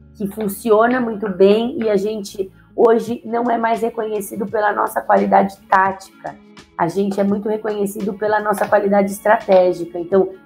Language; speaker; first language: Portuguese; native; Portuguese